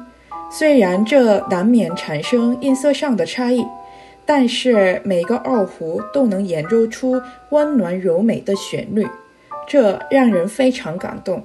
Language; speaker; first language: Chinese; non-native, fluent; Korean